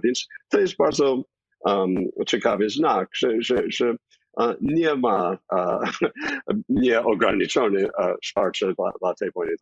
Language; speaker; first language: Polish; non-native, fluent; English